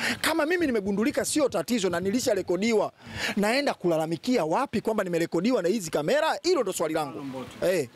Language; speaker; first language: Swahili; native; Swahili